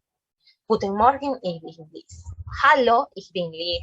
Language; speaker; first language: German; non-native, learner; Spanish